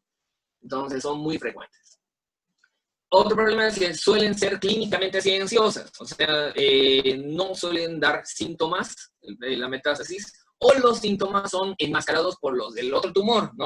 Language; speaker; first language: Spanish; native; Spanish